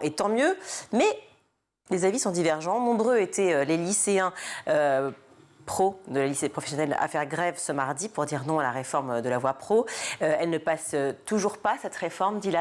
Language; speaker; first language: French; native; French